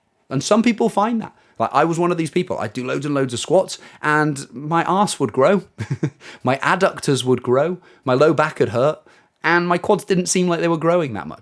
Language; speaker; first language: English; native; English